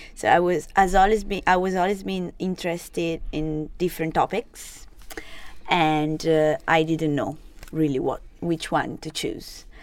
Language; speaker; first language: English; non-native, fluent; Italian